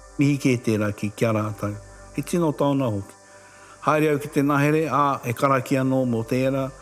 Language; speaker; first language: Māori; native; Māori